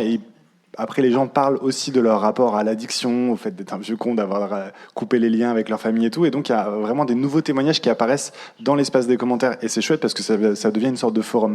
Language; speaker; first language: French; native; French